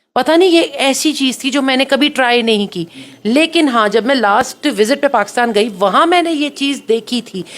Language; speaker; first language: Urdu; native; Urdu